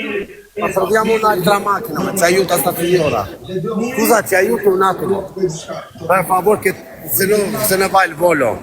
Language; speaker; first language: Italian; non-native, fluent; Albanian